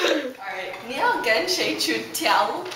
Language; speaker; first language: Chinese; non-native, learner; English